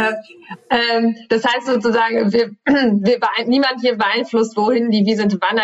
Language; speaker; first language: German; native; German